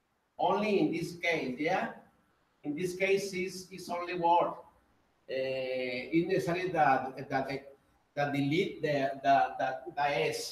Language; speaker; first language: English; non-native, learner; Spanish